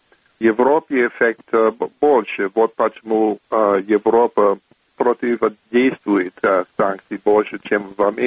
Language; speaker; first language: Russian; non-native, fluent; English